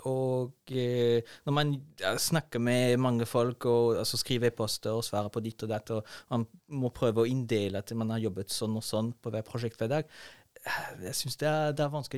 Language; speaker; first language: Norwegian; non-native, fluent; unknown